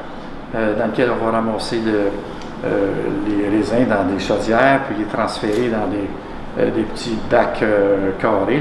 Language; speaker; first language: French; native; French